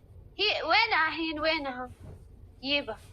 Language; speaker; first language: Arabic; non-native, learner; Oromo